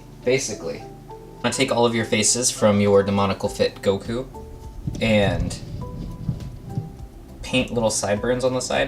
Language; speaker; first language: English; native; English